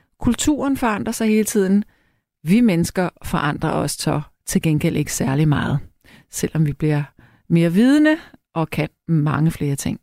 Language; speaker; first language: Danish; native; Danish